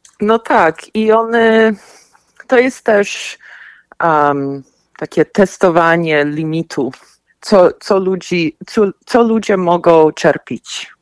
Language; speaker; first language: Polish; early bilingual, heritage; Polish